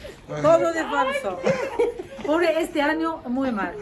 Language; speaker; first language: Spanish; non-native, learner; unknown